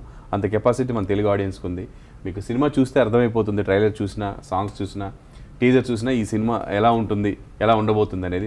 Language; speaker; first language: Telugu; native; Telugu